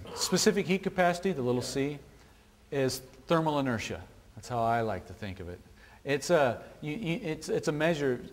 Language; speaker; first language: English; native; English